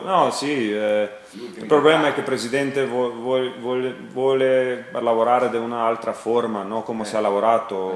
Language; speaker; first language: Italian; non-native, learner; Croatian